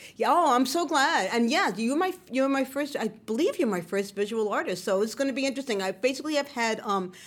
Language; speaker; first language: English; native; English